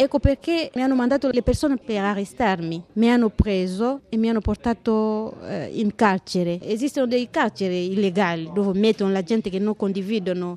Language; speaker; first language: Italian; non-native, fluent; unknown